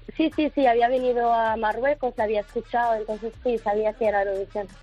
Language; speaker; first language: Spanish; non-native, fluent; Arabic